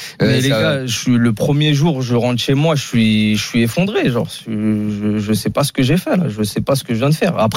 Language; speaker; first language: French; native; French